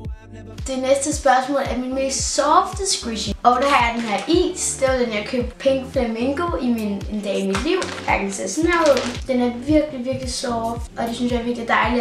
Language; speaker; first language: Danish; native; Danish